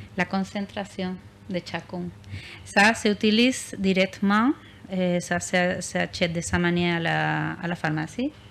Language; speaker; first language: French; non-native, learner; Spanish